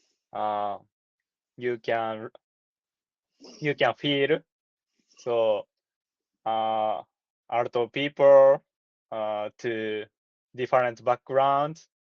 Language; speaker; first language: English; non-native, learner; Japanese